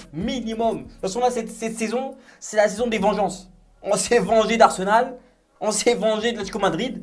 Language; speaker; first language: French; native; French